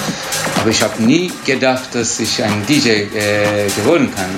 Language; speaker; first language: German; non-native, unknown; Turkish